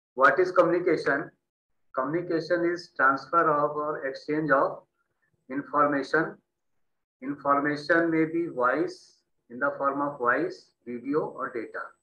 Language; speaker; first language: Hindi; native; Hindi